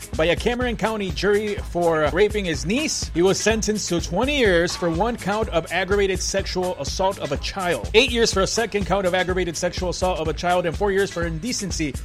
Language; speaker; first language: English; early bilingual, other home language; Spanish